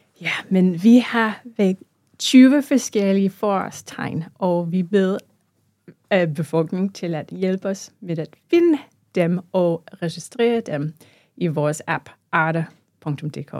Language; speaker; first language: Danish; non-native, fluent; English